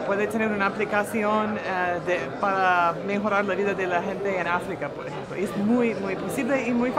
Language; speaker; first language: Spanish; non-native, fluent; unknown